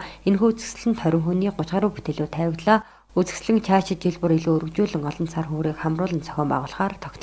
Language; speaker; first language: Mongolian; native; Mongolian